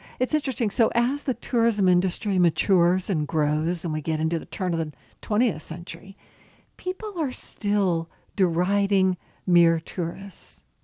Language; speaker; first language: English; native; English